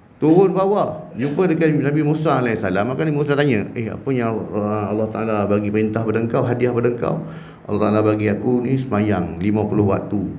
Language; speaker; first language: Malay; native; Malay